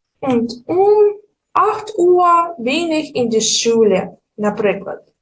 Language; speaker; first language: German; non-native, fluent; Ukrainian